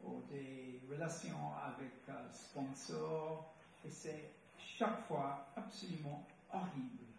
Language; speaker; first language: French; non-native, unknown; English